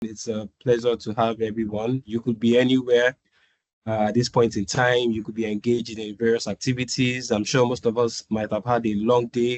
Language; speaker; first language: English; non-native, local second language; Yoruba